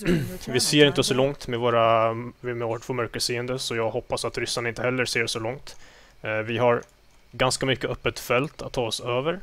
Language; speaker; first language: Swedish; native; Swedish